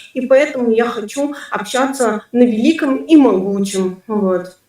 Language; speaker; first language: Russian; native; Russian